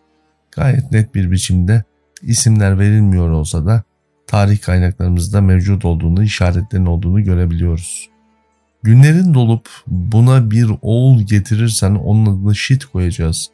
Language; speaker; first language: Turkish; native; Turkish